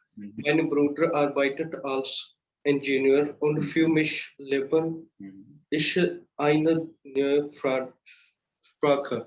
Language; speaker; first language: German; non-native, learner; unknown